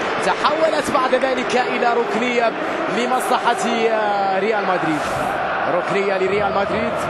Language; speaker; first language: Arabic; native; Arabic